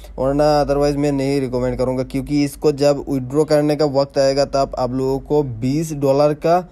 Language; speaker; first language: Hindi; native; Hindi